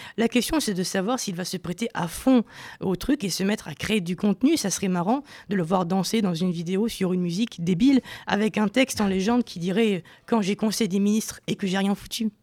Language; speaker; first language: French; native; French